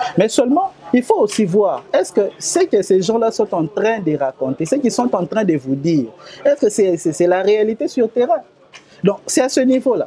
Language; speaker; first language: French; non-native, local second language; Lingala